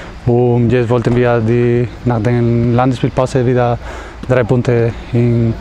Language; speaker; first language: German; non-native, learner; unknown